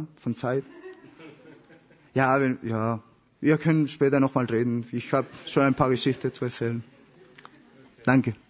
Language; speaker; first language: German; non-native, learner; Spanish